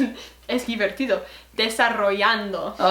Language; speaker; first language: Spanish; non-native, learner; English